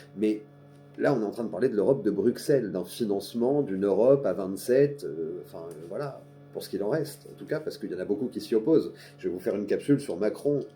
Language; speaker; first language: French; native; French